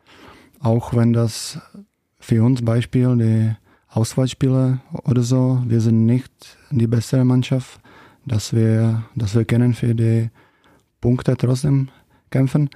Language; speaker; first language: German; non-native, learner; Czech